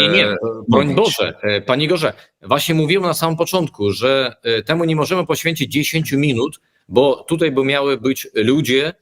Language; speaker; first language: Polish; early bilingual, heritage; Polish